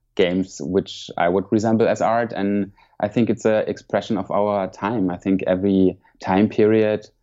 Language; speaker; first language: English; non-native, fluent; German